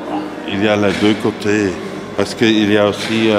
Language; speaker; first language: French; non-native, local second language; Dutch